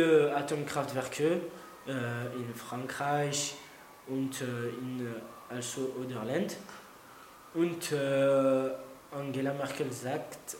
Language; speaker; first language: German; non-native, learner; French